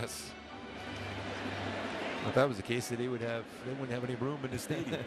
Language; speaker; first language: English; native; English